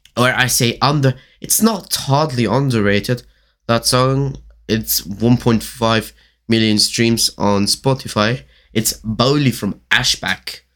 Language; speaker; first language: English; non-native, learner; German